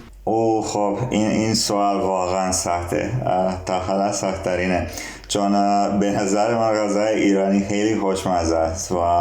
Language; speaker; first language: Persian; non-native, learner; Serbian